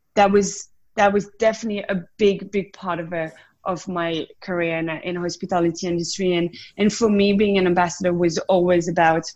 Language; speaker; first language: English; non-native, fluent; French